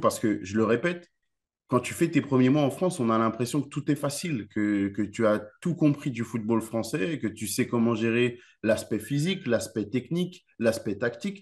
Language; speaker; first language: French; native; French